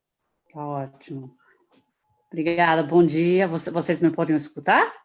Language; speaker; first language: Portuguese; non-native, fluent; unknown